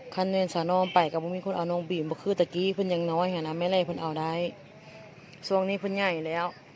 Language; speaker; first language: Thai; native; Thai